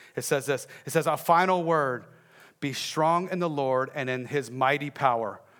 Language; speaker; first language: English; native; English